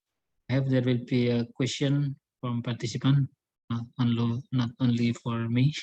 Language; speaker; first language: English; non-native, learner; Indonesian